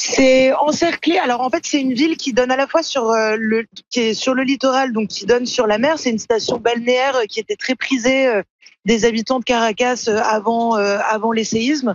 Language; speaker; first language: French; native; French